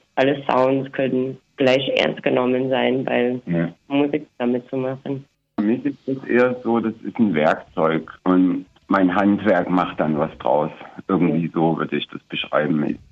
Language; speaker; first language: German; non-native, fluent; English